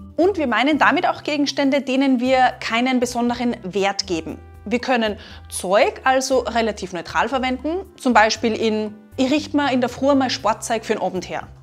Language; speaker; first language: German; native; German